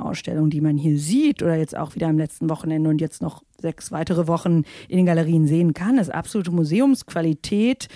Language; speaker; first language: German; native; German